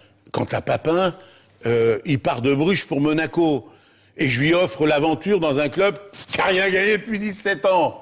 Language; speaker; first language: French; native; French